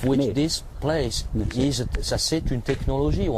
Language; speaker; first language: French; non-native, fluent; English